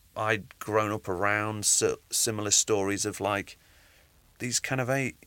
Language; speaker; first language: English; native; English